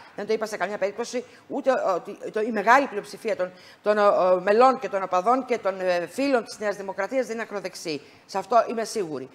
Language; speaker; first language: Greek; native; Greek